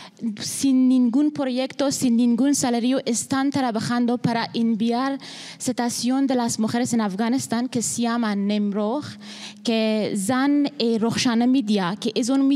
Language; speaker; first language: Spanish; non-native, learner; Persian